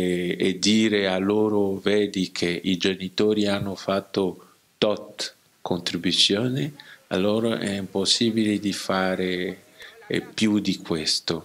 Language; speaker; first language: Italian; non-native, learner; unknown